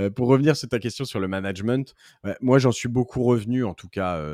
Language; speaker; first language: French; native; French